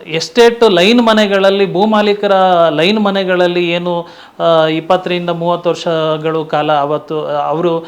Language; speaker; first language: Kannada; non-native, local second language; Tulu